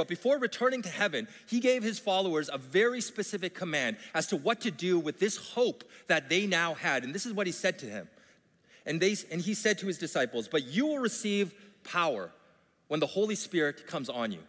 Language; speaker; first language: English; native; English